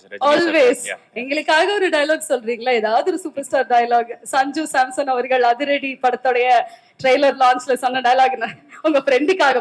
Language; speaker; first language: Tamil; native; Tamil